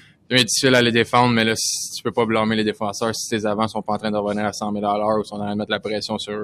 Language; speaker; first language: French; native; French